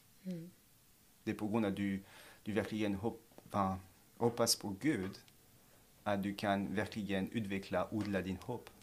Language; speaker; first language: Swedish; non-native, fluent; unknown